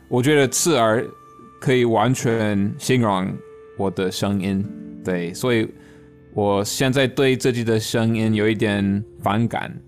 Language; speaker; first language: Chinese; non-native, fluent; English